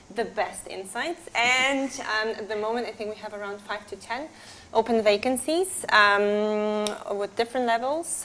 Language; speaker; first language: English; non-native, fluent; Polish